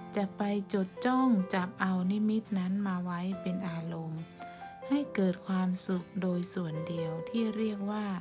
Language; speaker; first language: Thai; native; Thai